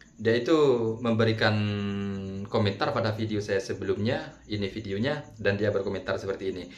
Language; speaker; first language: Indonesian; non-native, local second language; Madurese